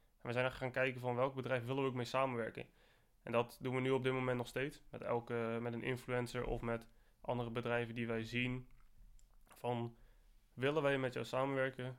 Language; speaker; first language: Dutch; native; Dutch